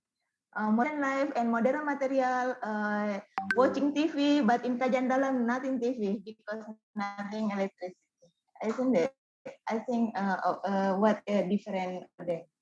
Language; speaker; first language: English; non-native, learner; Indonesian